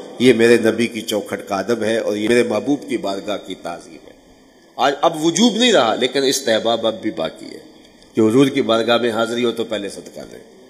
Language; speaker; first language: Urdu; non-native, local second language; Punjabi